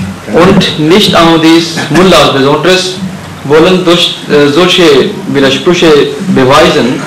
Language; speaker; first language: German; non-native, fluent; Urdu